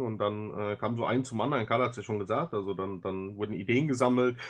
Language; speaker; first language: German; native; German